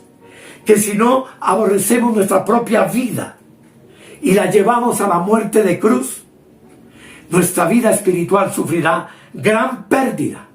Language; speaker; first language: Spanish; native; Spanish